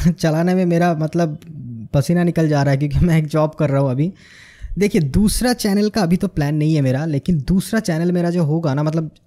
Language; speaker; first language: Hindi; non-native, local second language; Bangla